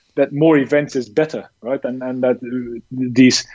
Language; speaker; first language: English; non-native, fluent; Dutch